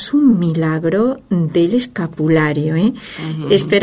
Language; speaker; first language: Spanish; native; Spanish